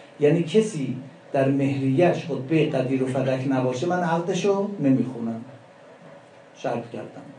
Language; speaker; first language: Persian; non-native, local second language; Azerbaijani